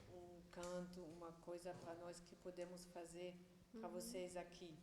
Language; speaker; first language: Portuguese; non-native, learner; German